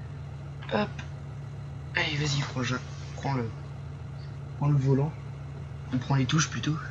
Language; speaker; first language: French; native; French